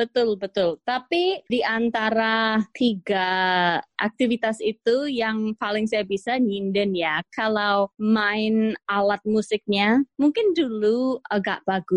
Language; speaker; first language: Indonesian; non-native, fluent; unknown